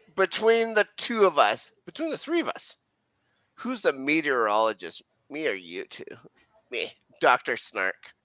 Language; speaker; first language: English; native; English